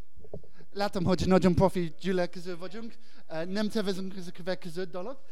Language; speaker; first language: Hungarian; non-native, learner; English